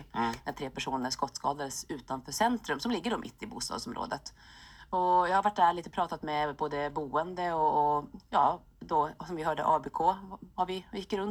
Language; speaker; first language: Swedish; native; Swedish